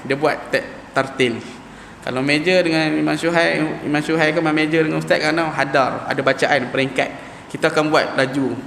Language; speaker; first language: Malay; native; Malay